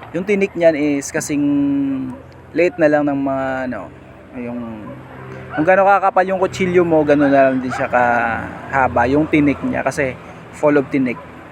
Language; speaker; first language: Filipino; non-native, local second language; Hiligaynon